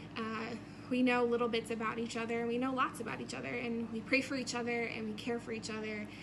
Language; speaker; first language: English; native; English